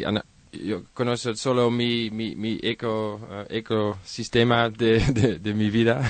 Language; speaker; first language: Spanish; non-native, learner; Dutch